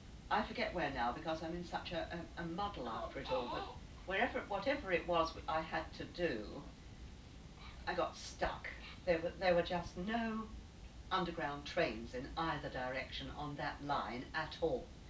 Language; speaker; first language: English; native; English